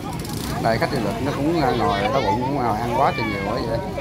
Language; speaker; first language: Vietnamese; native; Vietnamese